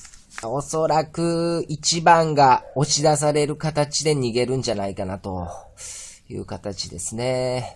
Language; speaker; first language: Japanese; native; Japanese